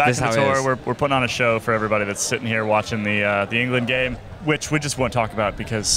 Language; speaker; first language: English; native; English